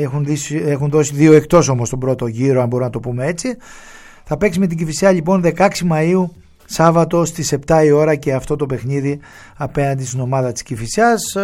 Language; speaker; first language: Greek; native; Greek